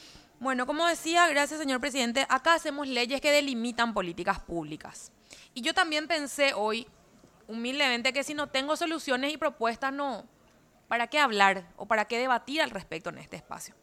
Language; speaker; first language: Spanish; native; Spanish